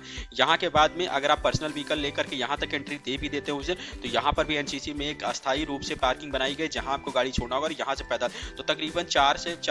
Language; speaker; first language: Hindi; native; Hindi